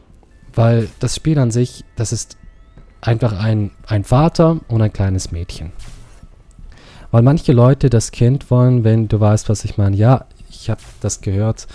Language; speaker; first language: German; non-native, learner; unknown